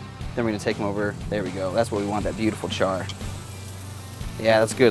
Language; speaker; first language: English; native; English